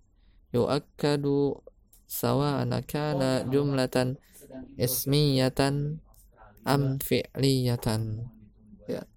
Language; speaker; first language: Arabic; non-native, fluent; Indonesian